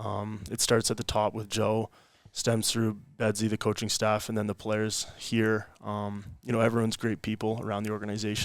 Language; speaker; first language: English; native; English